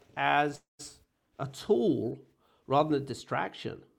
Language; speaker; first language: English; native; English